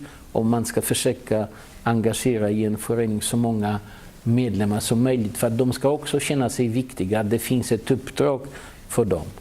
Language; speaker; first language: Swedish; non-native, fluent; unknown